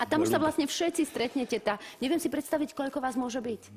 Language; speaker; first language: Slovak; native; Slovak